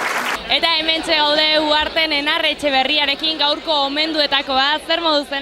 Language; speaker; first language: Basque; native; Basque